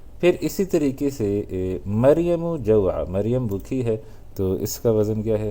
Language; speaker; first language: Urdu; native; Urdu